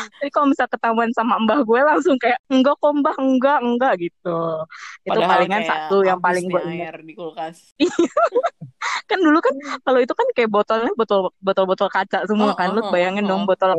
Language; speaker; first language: Indonesian; native; Indonesian